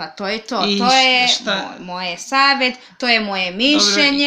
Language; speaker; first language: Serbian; non-native, learner; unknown